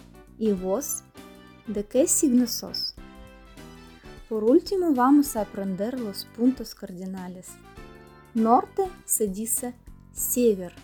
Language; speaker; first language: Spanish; non-native, fluent; Russian